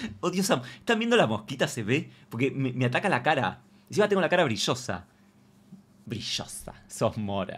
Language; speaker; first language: Spanish; native; Spanish